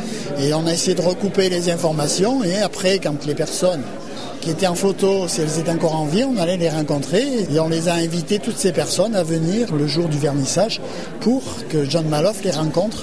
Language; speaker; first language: French; native; French